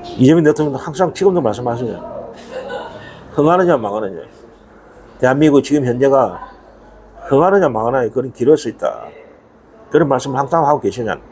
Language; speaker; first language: Korean; native; Korean